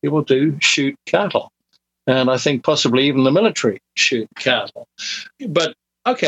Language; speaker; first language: English; native; English